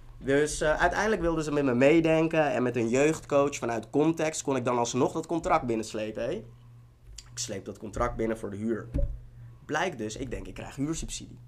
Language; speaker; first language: Dutch; early bilingual, other home language; Tigrinya